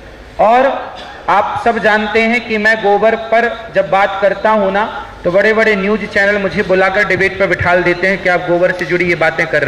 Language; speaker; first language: Hindi; native; Hindi